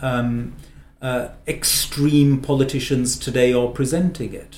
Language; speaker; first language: English; native; English